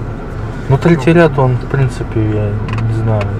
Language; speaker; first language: Russian; native; Russian